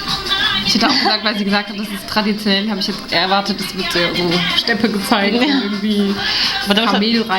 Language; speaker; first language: German; native; German